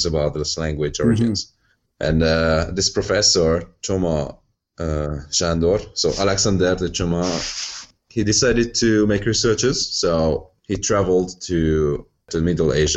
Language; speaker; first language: English; non-native, fluent; Hungarian